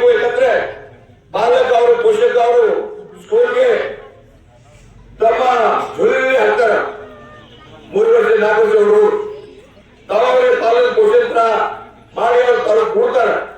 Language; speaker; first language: Kannada; non-native, local second language; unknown